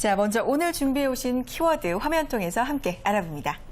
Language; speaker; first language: Korean; native; Korean